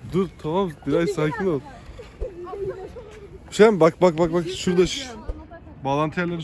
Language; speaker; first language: Turkish; native; Turkish